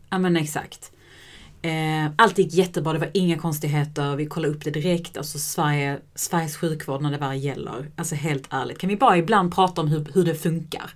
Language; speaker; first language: Swedish; native; Swedish